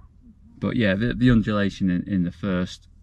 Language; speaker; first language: English; native; English